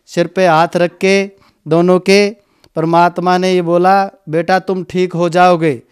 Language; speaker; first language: Hindi; native; Hindi